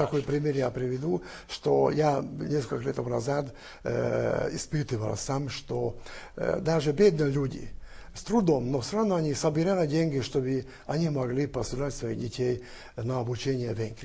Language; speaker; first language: Russian; non-native, fluent; Hungarian